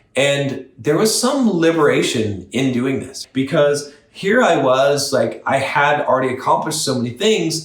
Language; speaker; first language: English; native; English